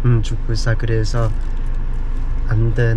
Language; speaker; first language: Korean; non-native, learner; Vietnamese